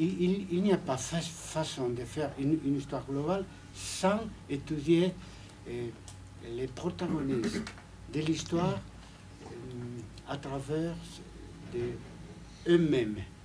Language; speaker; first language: French; non-native, fluent; Spanish